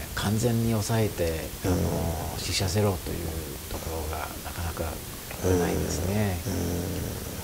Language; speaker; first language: Japanese; non-native, fluent; English